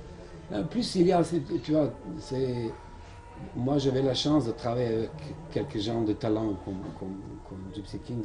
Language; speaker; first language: French; non-native, fluent; Serbian